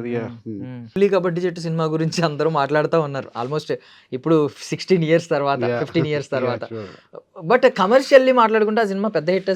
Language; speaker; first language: Telugu; native; Telugu